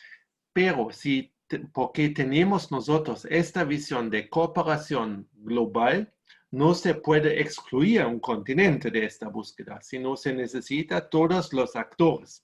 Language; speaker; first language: Spanish; non-native, fluent; German